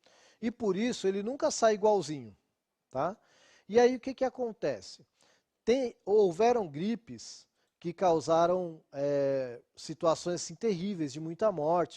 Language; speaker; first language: Portuguese; native; Portuguese